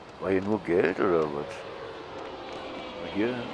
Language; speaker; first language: German; native; German